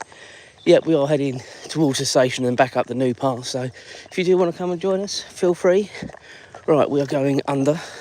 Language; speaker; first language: English; native; English